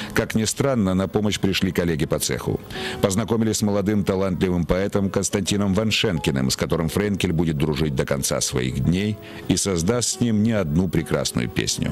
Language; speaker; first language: Russian; native; Russian